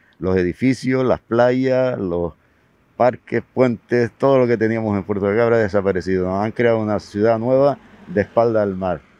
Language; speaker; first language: Spanish; native; Spanish